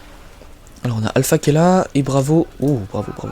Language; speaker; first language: French; native; French